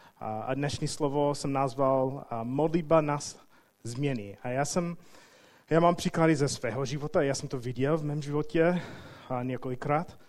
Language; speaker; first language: Czech; non-native, fluent; English